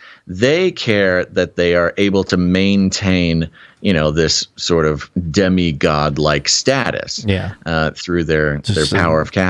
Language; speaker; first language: English; native; English